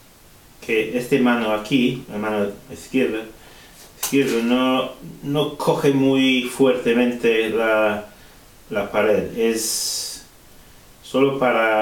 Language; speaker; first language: Spanish; non-native, fluent; English